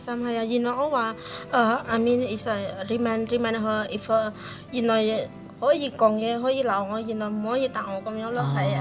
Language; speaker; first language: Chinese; non-native, learner; Indonesian